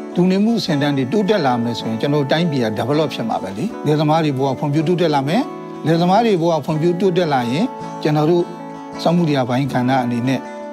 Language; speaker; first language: Burmese; native; Burmese